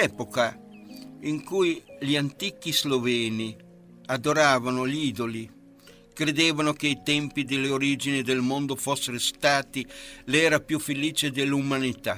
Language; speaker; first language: Italian; non-native, fluent; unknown